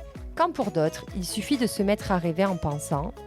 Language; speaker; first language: French; native; French